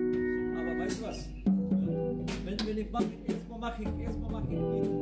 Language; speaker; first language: German; non-native, learner; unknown